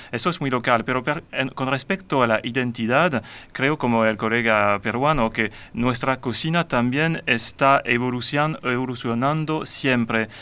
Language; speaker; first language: Spanish; non-native, learner; French